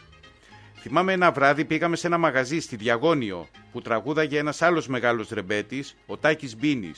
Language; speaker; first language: Greek; native; Greek